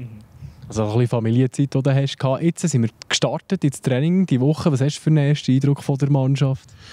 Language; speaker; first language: German; native; German